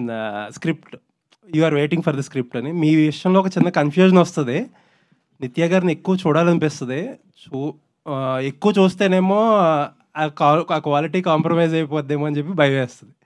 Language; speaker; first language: Telugu; native; Telugu